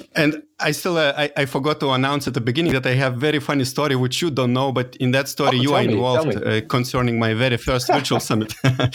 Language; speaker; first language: English; non-native, fluent; Lithuanian